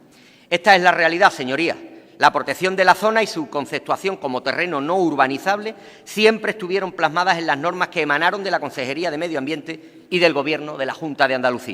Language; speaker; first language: Spanish; native; Spanish